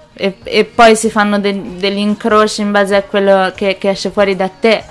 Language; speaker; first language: Italian; native; Italian